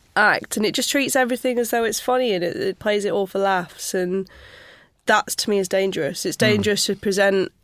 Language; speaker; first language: English; native; English